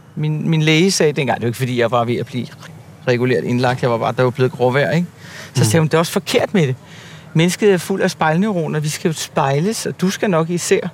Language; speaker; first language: Danish; native; Danish